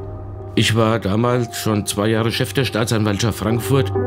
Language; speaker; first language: German; native; German